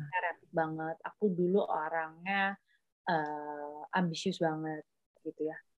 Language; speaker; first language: Indonesian; native; Indonesian